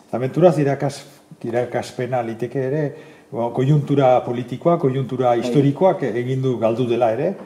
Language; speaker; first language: Basque; native; Basque